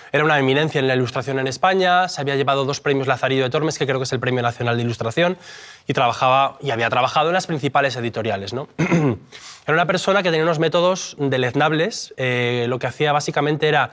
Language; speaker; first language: Spanish; native; Spanish